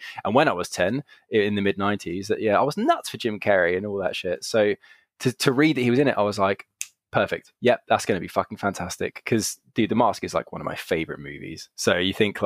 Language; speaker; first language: English; native; English